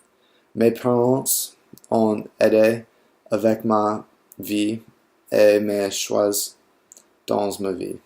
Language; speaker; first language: French; non-native, learner; English